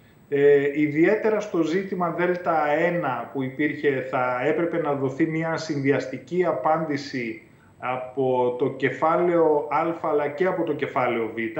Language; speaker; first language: Greek; native; Greek